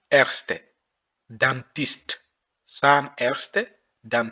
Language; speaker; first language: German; non-native, fluent; French